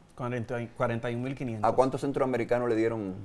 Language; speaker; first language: Spanish; native; Spanish